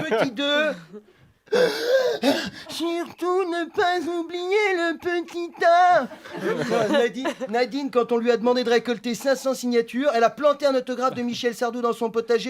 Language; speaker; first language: French; native; French